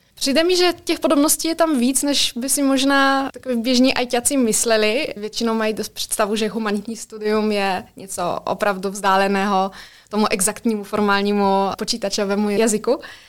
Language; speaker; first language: Czech; non-native, fluent; Polish